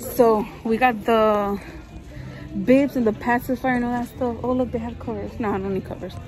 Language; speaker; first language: English; early bilingual, other home language; Spanish